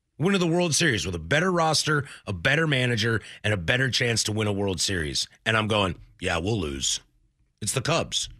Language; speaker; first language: English; native; English